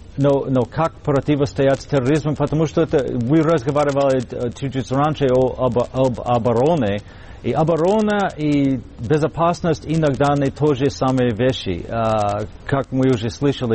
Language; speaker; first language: Russian; non-native, fluent; English